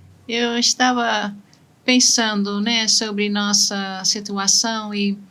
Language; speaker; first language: Portuguese; non-native, fluent; English